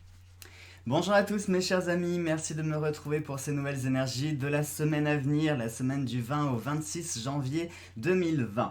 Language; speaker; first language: French; native; French